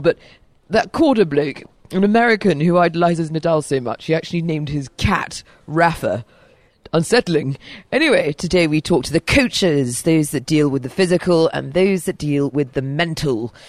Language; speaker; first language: English; native; English